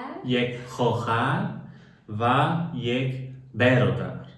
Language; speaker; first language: Persian; non-native, learner; German